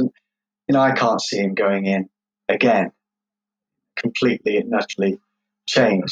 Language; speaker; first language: English; native; English